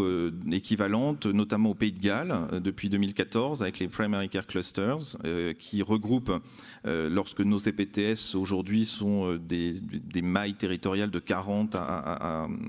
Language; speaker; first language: French; native; French